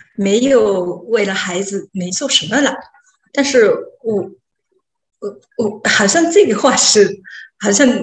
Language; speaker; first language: Chinese; non-native, fluent; Japanese